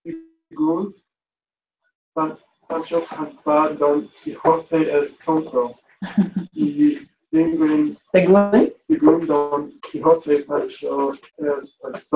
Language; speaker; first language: Spanish; non-native, learner; English